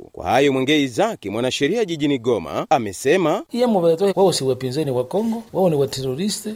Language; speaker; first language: Swahili; native; Swahili